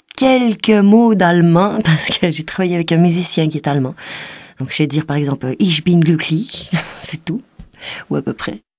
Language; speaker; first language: French; native; French